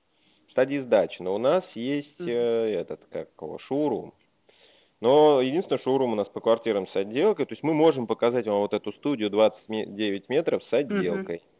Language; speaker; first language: Russian; native; Russian